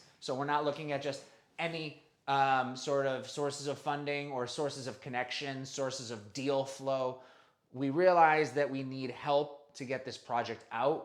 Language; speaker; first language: English; native; English